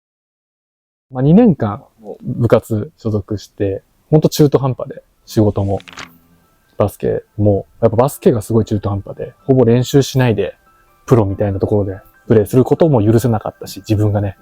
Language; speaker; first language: Japanese; native; Japanese